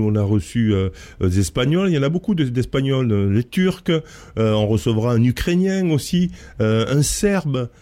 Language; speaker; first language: French; native; French